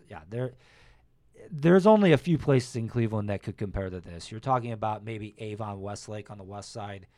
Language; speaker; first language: English; native; English